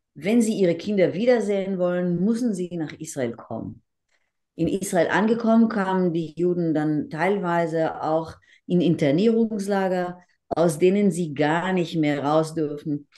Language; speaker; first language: German; non-native, fluent; Hebrew